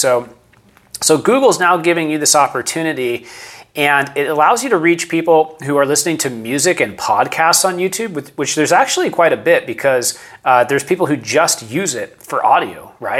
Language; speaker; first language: English; native; English